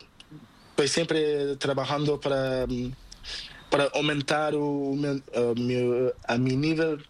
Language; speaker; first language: Spanish; non-native, learner; Portuguese